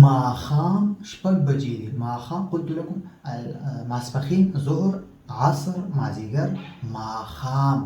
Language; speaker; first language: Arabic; non-native, fluent; Pashto